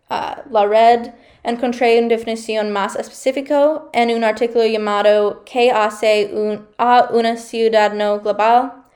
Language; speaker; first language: Spanish; non-native, learner; English